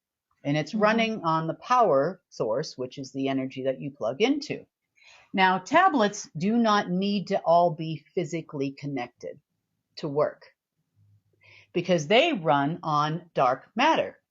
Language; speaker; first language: English; native; English